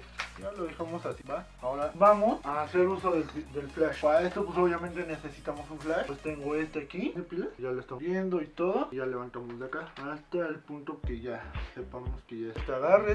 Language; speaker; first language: Spanish; native; Spanish